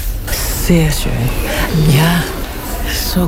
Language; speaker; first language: German; non-native, learner; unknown